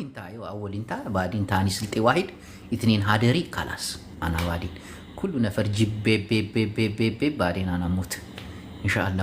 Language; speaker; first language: Arabic; non-native, learner; Amharic